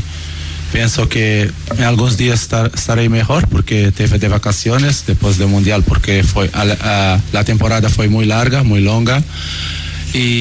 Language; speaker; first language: Spanish; non-native, fluent; Portuguese